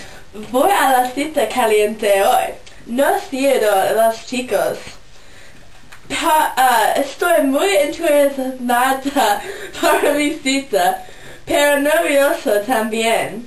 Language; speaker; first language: Spanish; non-native, learner; English